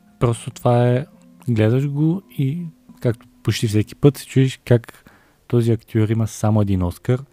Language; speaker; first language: Bulgarian; native; Bulgarian